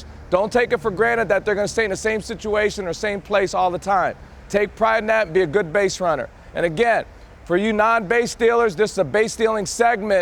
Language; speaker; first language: English; native; English